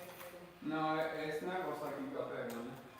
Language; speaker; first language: Portuguese; native; Portuguese